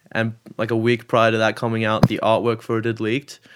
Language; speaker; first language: English; native; English